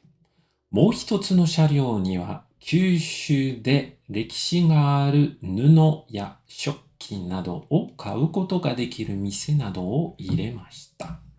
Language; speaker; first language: Japanese; non-native, fluent; French